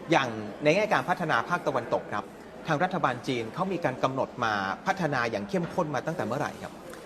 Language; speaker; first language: Thai; native; Thai